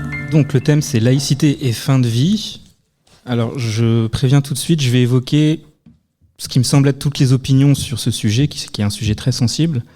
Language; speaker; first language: French; native; French